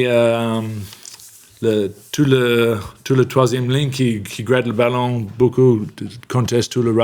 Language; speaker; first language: French; non-native, learner; English